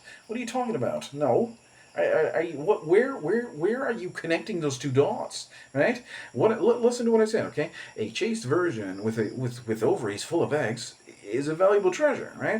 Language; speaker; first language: English; native; English